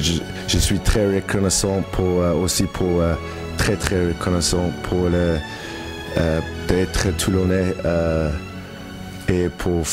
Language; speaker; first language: French; non-native, learner; English